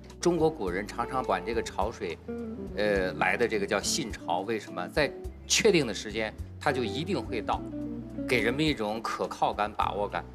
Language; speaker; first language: Chinese; native; Chinese